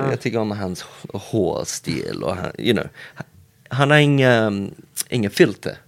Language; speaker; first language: Swedish; non-native, learner; English